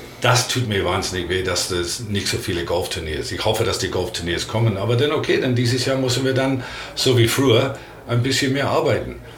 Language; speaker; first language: German; non-native, learner; English